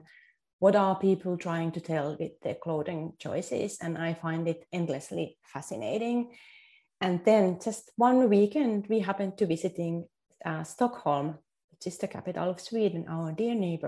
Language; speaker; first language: English; non-native, fluent; Finnish